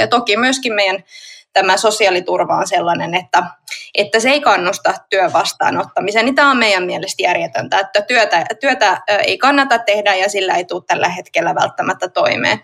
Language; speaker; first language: Finnish; native; Finnish